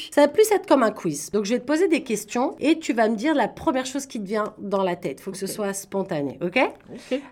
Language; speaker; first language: French; native; French